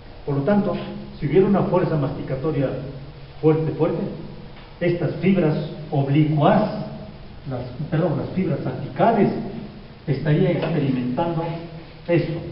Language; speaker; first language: Spanish; native; Spanish